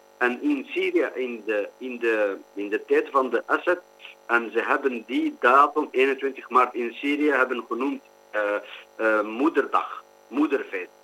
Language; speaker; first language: Dutch; non-native, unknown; Kurdish